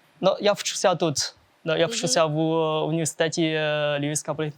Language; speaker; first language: Ukrainian; non-native, learner; Chinese